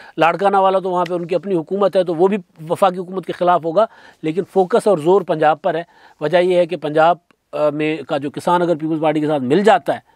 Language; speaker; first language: Urdu; non-native, local second language; Sindhi